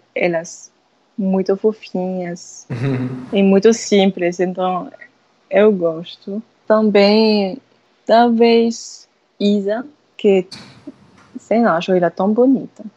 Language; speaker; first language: Portuguese; non-native, fluent; French